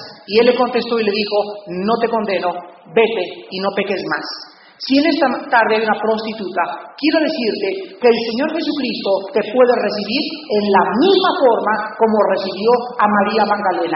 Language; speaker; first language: Spanish; native; Spanish